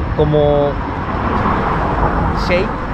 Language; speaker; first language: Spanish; non-native, learner; Japanese